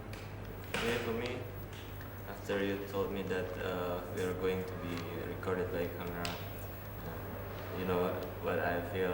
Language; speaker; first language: English; non-native, learner; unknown